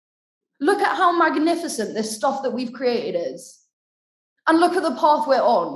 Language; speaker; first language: English; native; English